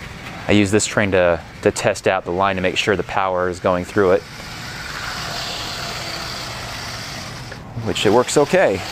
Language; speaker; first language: English; native; English